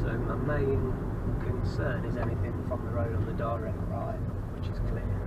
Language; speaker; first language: English; native; English